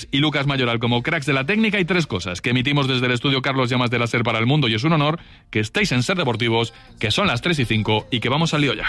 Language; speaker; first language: Spanish; native; Spanish